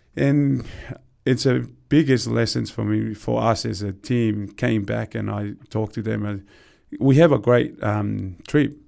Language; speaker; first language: English; non-native, fluent; Tongan